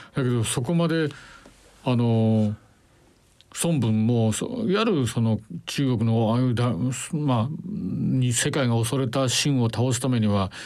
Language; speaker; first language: Japanese; native; Japanese